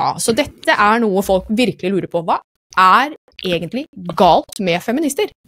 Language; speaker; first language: Norwegian; native; Norwegian